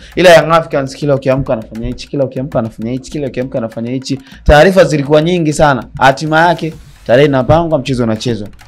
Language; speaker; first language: Swahili; native; Swahili